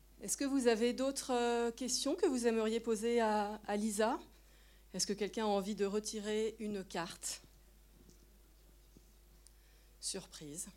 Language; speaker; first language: French; native; French